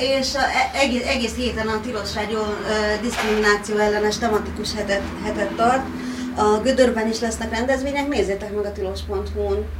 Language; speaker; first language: Hungarian; early bilingual, other home language; Greek